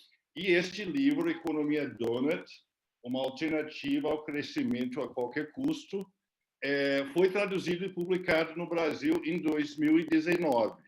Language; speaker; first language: Portuguese; non-native, fluent; English